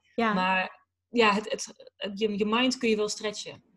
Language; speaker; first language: Dutch; native; Dutch